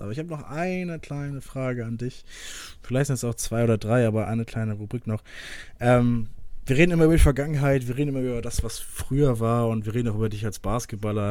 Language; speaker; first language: German; native; German